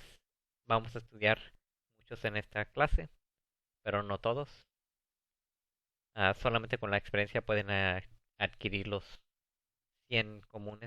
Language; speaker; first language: Spanish; early bilingual, heritage; English